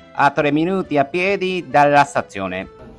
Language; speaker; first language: Italian; non-native, fluent; Japanese